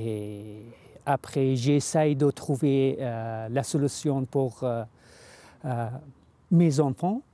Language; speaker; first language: French; non-native, fluent; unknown